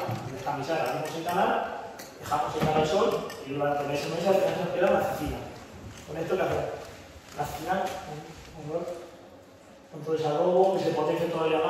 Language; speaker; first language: Spanish; native; Spanish